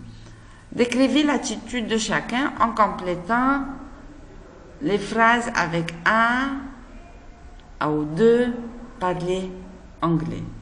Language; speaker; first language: French; non-native, fluent; Arabic